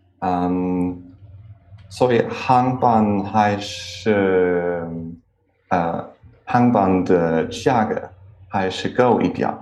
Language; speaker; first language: Chinese; non-native, learner; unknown